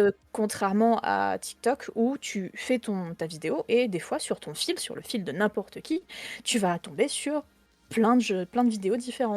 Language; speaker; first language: French; native; French